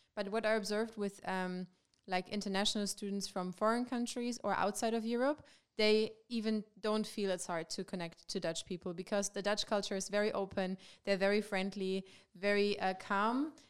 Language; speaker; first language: English; non-native, fluent; German